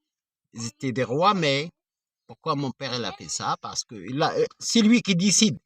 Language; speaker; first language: French; non-native, fluent; Arabic